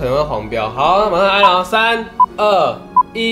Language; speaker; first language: Chinese; native; Chinese